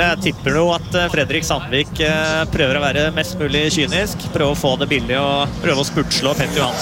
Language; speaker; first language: Norwegian; native; Norwegian